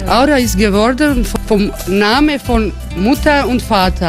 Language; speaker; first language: German; non-native, learner; Croatian